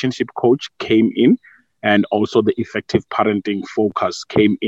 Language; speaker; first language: English; non-native, local second language; Venda